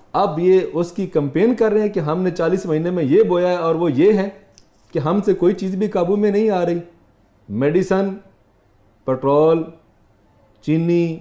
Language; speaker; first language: Urdu; non-native, local second language; Punjabi